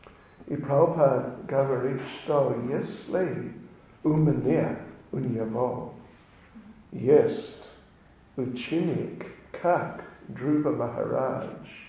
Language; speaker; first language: Russian; non-native, learner; English